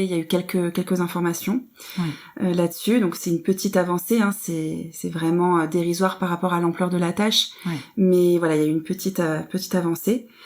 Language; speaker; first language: French; native; French